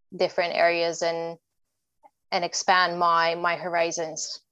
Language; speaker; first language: English; non-native, fluent; Bulgarian